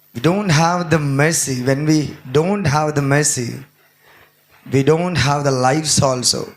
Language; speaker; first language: English; non-native, local second language; Telugu